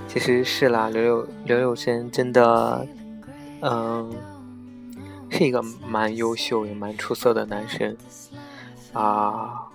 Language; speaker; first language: Chinese; native; Chinese